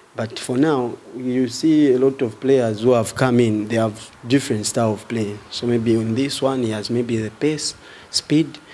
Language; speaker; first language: English; non-native, local second language; Swahili